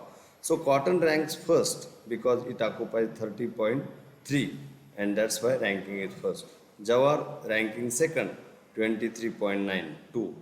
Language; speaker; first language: English; non-native, local second language; Marathi